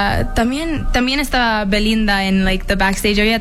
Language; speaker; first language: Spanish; early bilingual, heritage; English